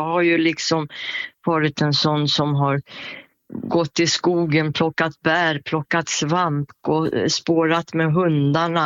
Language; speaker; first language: Swedish; native; Swedish